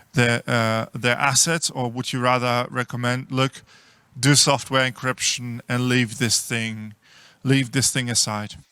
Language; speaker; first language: English; non-native, fluent; German